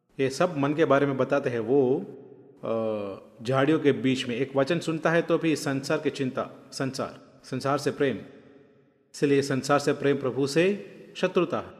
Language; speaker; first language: Hindi; non-native, local second language; Malayalam